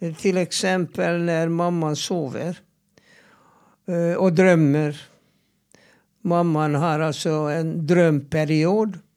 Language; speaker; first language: Swedish; non-native, fluent; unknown